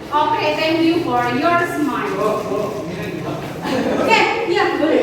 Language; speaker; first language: English; non-native, learner; Indonesian